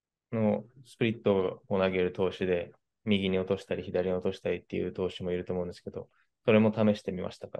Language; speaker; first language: Japanese; native; Japanese